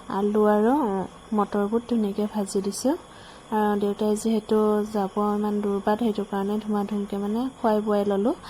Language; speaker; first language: Assamese; native; Assamese